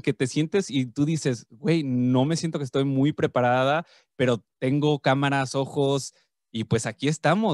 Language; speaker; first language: Spanish; native; Spanish